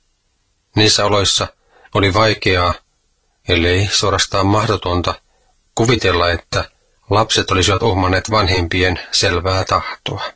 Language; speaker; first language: Finnish; native; Finnish